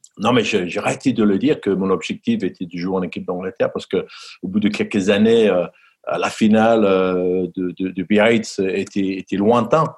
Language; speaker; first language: French; non-native, fluent; English